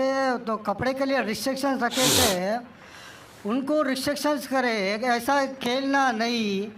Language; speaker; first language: Hindi; non-native, local second language; Telugu